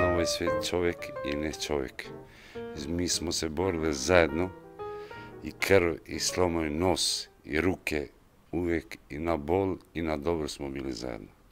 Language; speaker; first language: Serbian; non-native, local second language; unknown